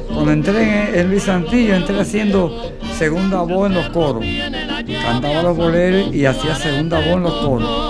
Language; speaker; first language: Spanish; native; Spanish